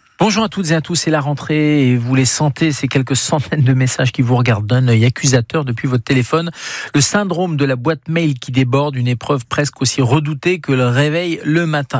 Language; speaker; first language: French; native; French